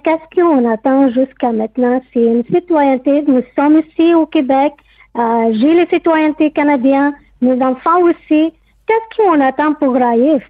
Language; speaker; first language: French; non-native, learner; Arabic